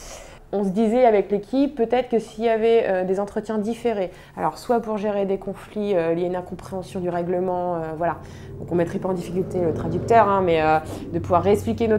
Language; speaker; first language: French; native; French